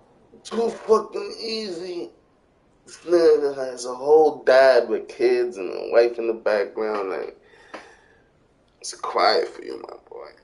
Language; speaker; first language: English; native; English